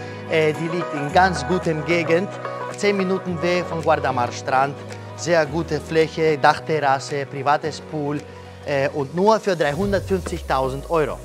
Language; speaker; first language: German; non-native, learner; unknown